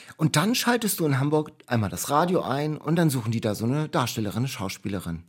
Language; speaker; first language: German; native; German